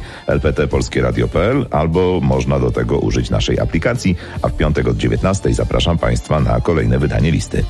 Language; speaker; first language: Polish; native; Polish